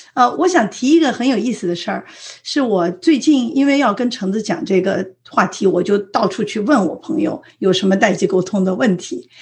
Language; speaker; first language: Chinese; native; Chinese